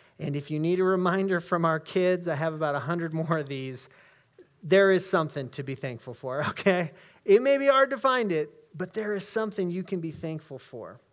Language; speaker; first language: English; native; English